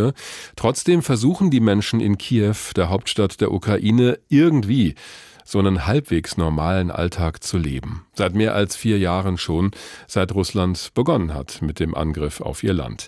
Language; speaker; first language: German; native; German